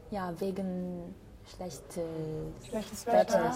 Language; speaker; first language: German; non-native, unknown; Chinese